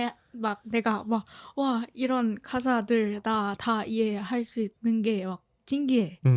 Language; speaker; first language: Korean; non-native, fluent; Thai